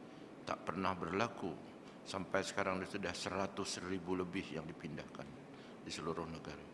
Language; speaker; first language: Malay; native; Malay